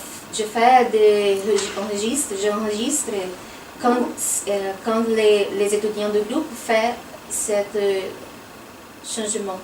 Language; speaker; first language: French; non-native, fluent; Portuguese